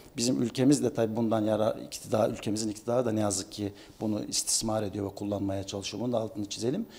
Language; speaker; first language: Turkish; native; Turkish